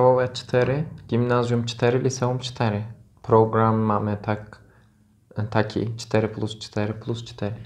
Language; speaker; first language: Polish; non-native, learner; Turkish